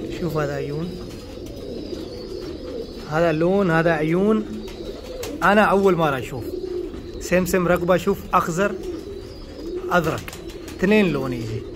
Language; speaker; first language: Arabic; non-native, learner; Urdu